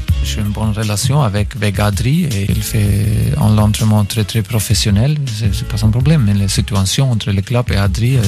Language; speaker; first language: French; non-native, fluent; German